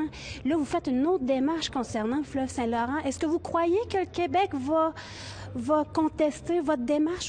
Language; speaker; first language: French; native; French